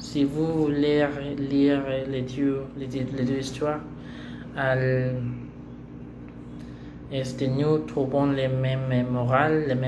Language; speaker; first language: French; non-native, learner; Spanish